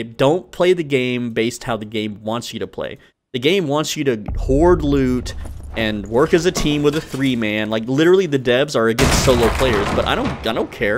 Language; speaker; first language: English; native; English